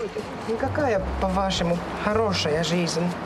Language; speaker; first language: Russian; non-native, fluent; Finnish